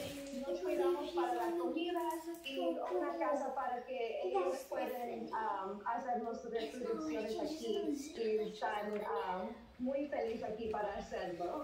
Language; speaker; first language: Spanish; early bilingual, heritage; Spanish